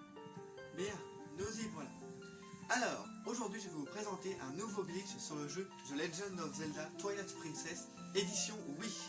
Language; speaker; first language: French; native; French